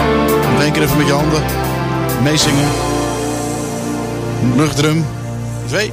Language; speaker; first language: Dutch; native; Dutch